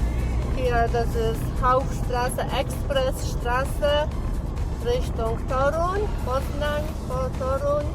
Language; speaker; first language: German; non-native, learner; Polish